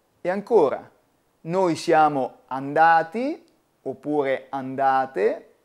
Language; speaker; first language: Italian; native; Italian